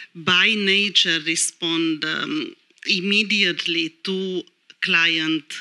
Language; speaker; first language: English; non-native, fluent; Romanian